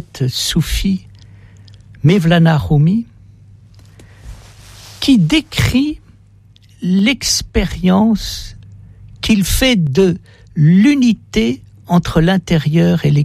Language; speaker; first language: French; native; French